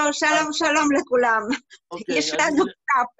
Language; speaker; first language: Hebrew; non-native, learner; Polish